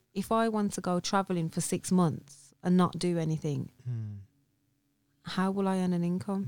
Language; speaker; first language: English; native; English